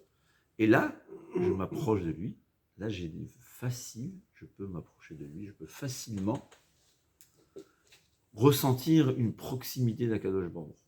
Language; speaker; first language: French; native; French